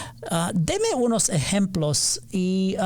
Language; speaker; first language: Spanish; non-native, learner; English